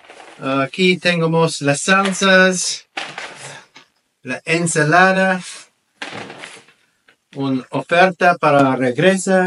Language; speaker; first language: Spanish; non-native, learner; English